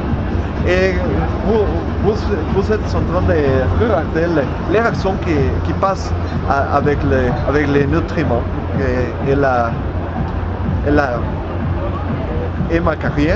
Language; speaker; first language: French; non-native, learner; Spanish